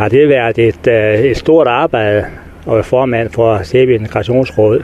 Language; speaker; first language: Danish; native; Danish